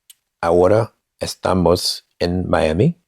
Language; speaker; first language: Spanish; non-native, learner; English